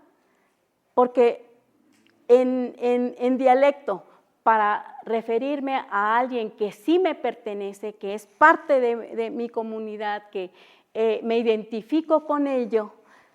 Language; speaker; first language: Spanish; non-native, local second language; Mixtepec Mixtec